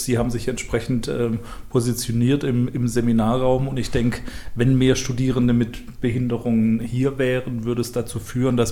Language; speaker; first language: German; native; German